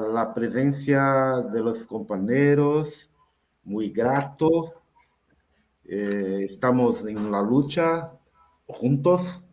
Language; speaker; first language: Spanish; non-native, learner; Portuguese